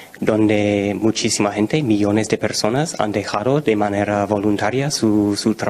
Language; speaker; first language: Spanish; non-native, fluent; English